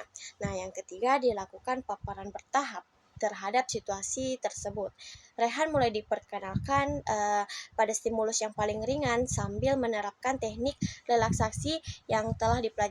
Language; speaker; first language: Indonesian; native; Indonesian